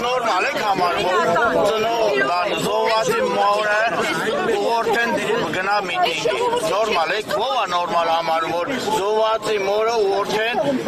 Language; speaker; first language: Armenian; native; Armenian